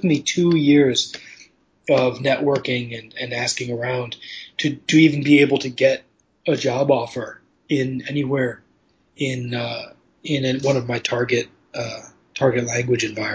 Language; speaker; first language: English; native; English